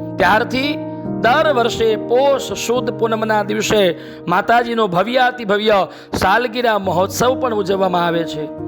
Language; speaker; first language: Gujarati; native; Gujarati